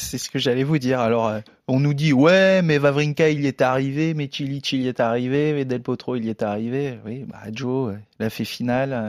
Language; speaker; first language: French; native; French